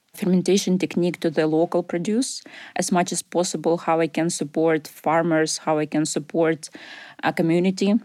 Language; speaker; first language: English; non-native, fluent; Ukrainian